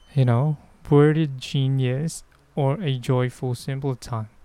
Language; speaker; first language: English; non-native, local second language; Filipino